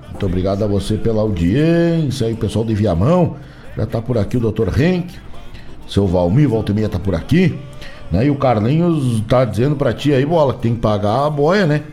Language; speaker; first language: Portuguese; native; Portuguese